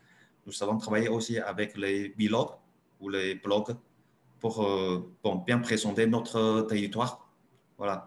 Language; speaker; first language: French; non-native, learner; Chinese